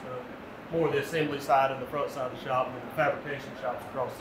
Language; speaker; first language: English; native; English